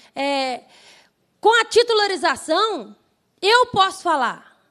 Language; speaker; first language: Portuguese; native; Portuguese